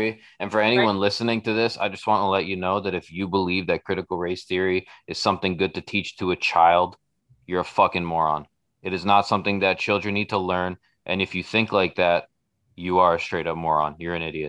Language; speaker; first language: English; native; English